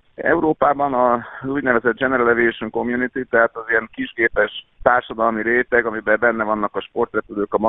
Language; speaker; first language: Hungarian; native; Hungarian